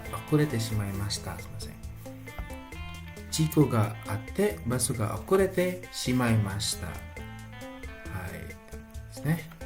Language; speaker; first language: Japanese; non-native, fluent; Indonesian